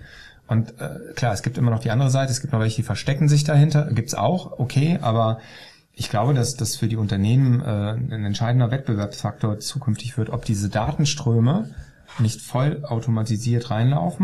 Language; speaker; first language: German; native; German